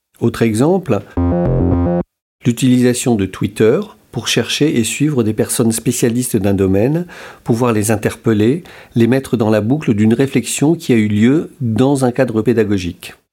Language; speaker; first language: French; native; French